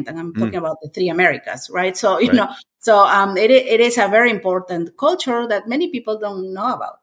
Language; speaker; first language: English; non-native, fluent; Spanish